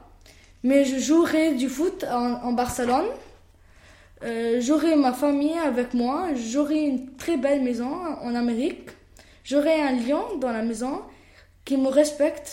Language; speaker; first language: French; non-native, local second language; Arabic